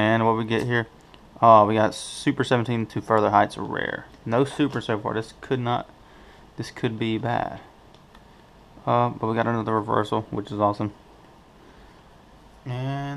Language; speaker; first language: English; native; English